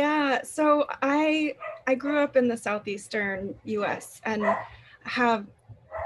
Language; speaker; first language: English; native; English